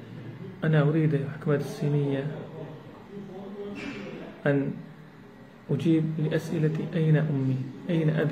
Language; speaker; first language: Arabic; non-native, learner; Uyghur